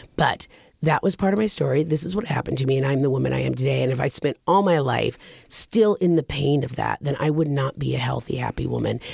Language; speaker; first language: English; early bilingual, other home language; Japanese